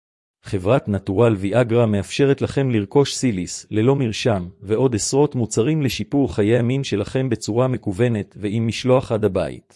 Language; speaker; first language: Hebrew; native; Hebrew